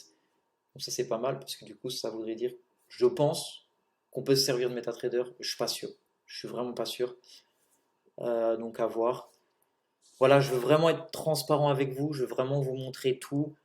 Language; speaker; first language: French; native; French